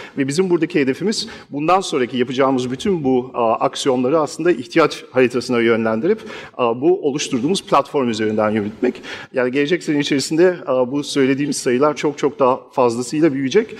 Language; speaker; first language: Turkish; non-native, fluent; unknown